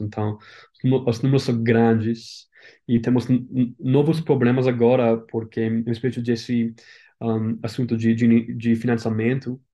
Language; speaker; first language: Portuguese; non-native, learner; English